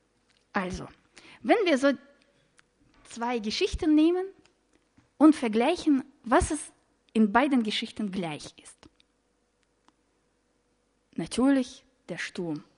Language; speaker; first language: German; non-native, fluent; Russian